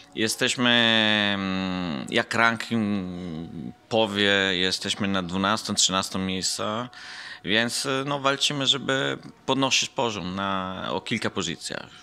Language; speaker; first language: Polish; non-native, fluent; Italian